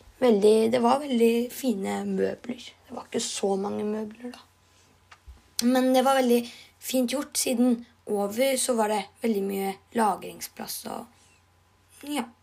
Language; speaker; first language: Norwegian; non-native, learner; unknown